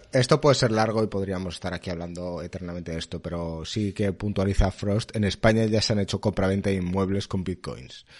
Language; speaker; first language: Spanish; native; Spanish